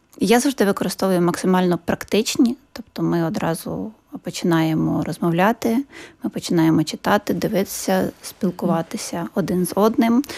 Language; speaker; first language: Ukrainian; native; Ukrainian